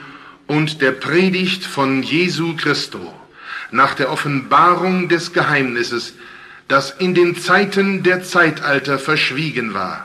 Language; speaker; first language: German; native; German